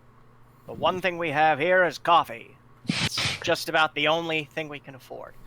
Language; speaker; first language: English; native; English